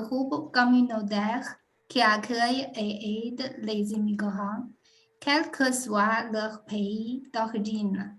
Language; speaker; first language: French; non-native, fluent; Chinese